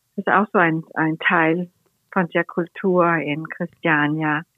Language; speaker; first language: German; non-native, fluent; Danish